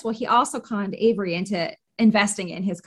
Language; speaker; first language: English; native; English